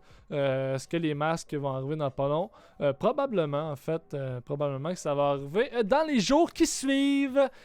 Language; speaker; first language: French; native; French